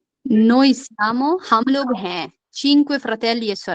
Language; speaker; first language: Italian; non-native, fluent; Urdu